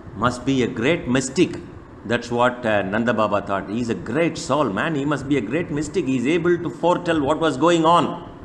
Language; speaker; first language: English; non-native, local second language; Tamil